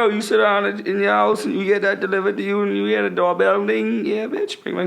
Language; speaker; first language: English; native; English